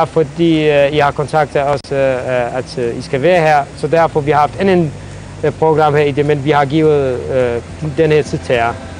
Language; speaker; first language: Danish; non-native, fluent; Central Kurdish